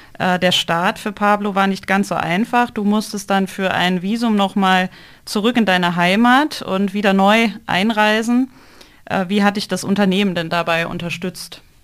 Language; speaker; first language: German; native; German